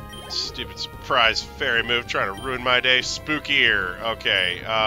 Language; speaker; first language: English; native; English